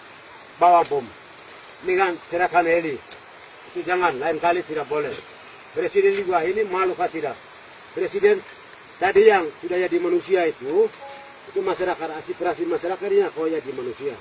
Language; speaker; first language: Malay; non-native, local second language; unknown